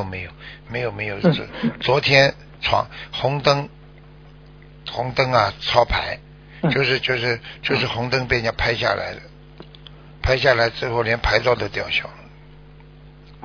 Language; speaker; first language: Chinese; native; Chinese